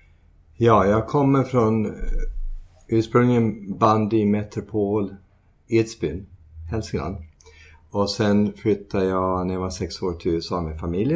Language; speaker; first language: Swedish; early bilingual, heritage; Swedish